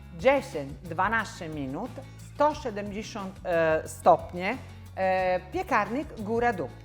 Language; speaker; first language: Polish; non-native, learner; Italian